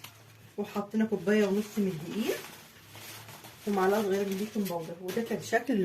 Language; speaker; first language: Arabic; native; Arabic